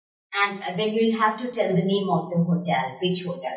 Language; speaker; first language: English; non-native, local second language; Hindi